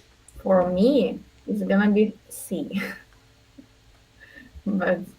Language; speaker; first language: English; non-native, learner; Russian